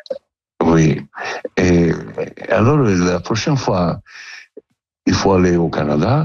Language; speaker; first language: French; non-native, learner; Italian